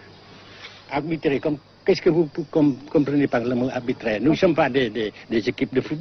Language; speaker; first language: French; non-native, fluent; Vietnamese